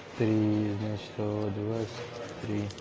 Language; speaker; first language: Russian; non-native, learner; Tajik